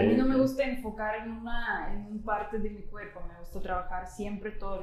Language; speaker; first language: Spanish; non-native, fluent; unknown